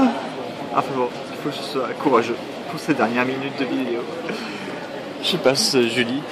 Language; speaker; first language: French; native; French